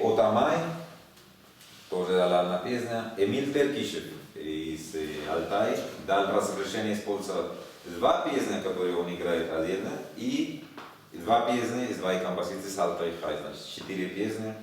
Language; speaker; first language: Russian; non-native, learner; Spanish